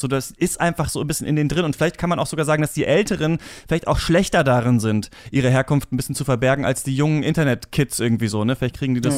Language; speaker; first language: German; native; German